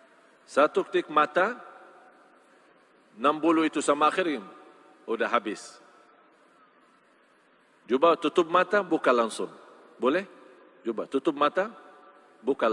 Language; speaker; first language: Indonesian; non-native, fluent; Arabic